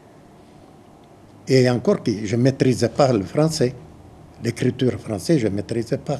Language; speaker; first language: French; non-native, fluent; Croatian